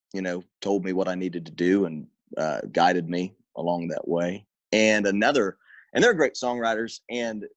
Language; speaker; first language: English; native; English